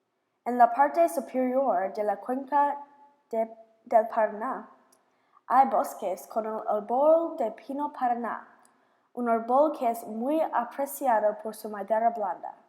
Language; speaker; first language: Spanish; non-native, learner; English